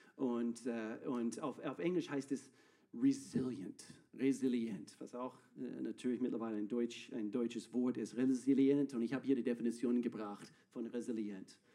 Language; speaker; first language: German; non-native, fluent; English